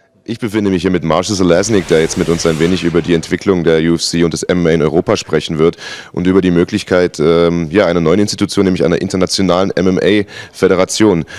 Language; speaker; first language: German; native; German